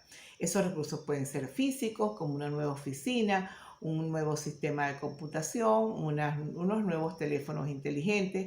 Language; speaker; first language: Spanish; native; Spanish